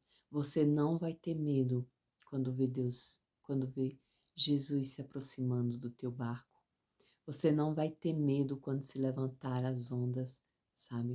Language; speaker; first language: Portuguese; native; Portuguese